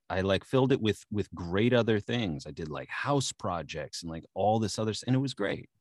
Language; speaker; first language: English; native; English